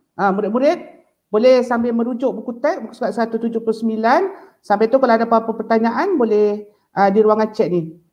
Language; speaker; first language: Malay; native; Malay